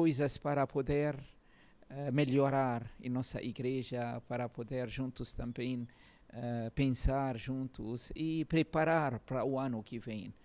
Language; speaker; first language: Portuguese; non-native, fluent; Arabic